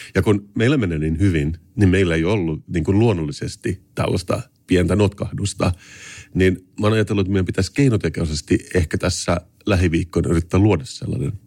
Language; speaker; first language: Finnish; native; Finnish